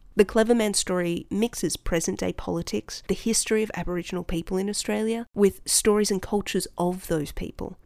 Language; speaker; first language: English; native; English